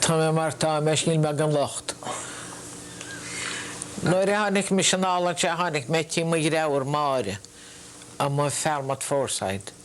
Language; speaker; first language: Irish; native; Irish